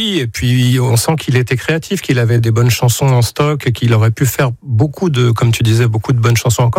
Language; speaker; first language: French; native; French